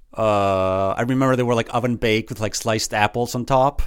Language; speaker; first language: English; early bilingual, other home language; Spanish